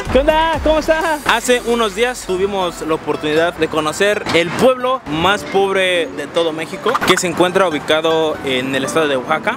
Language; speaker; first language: Spanish; native; Spanish